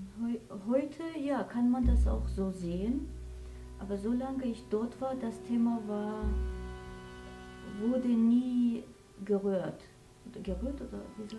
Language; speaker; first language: German; non-native, fluent; Armenian